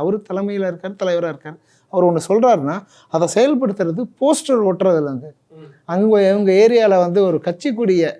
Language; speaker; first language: Tamil; native; Tamil